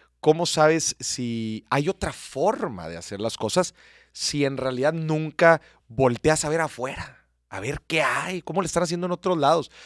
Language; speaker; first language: Spanish; native; Spanish